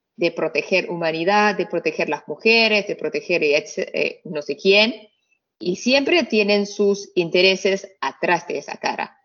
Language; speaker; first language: Spanish; non-native, fluent; Arabic